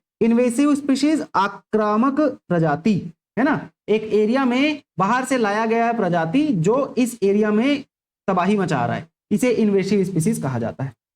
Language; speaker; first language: Hindi; native; Hindi